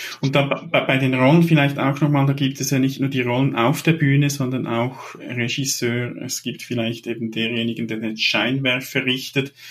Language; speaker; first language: German; native; German